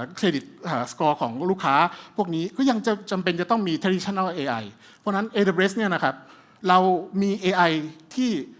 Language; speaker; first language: Thai; early bilingual, heritage; Thai